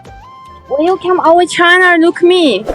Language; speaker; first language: English; non-native, learner; Chinese